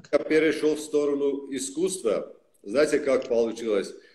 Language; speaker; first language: Russian; non-native, local second language; Armenian